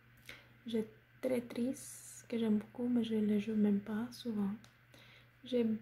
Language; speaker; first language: French; non-native, fluent; Spanish